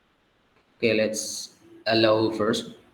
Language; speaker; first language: English; non-native, fluent; Indonesian